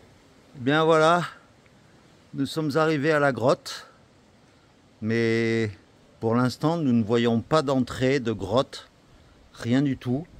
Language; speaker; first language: French; native; French